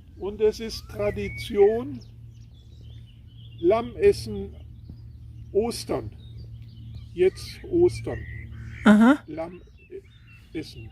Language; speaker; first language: German; non-native, learner; Thai